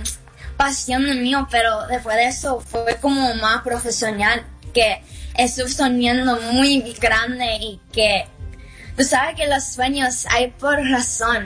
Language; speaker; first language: Spanish; early bilingual, heritage; Spanish